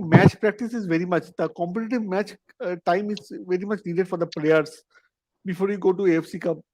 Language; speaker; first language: English; non-native, local second language; Bangla